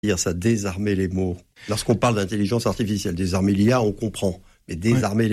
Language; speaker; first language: French; native; French